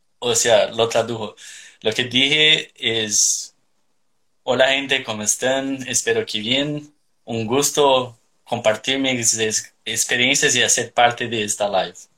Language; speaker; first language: Spanish; non-native, fluent; Portuguese